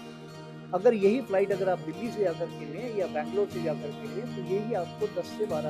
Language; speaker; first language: Hindi; native; Hindi